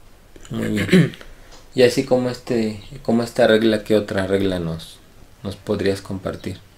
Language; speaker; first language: Spanish; native; Spanish